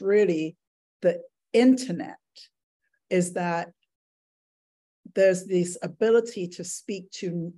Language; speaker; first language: English; native; English